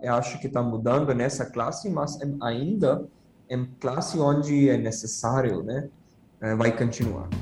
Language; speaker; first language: Portuguese; non-native, fluent; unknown